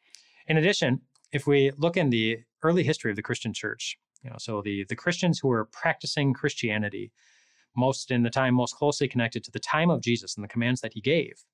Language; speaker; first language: English; native; English